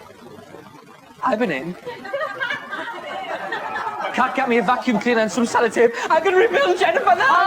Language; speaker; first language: English; native; English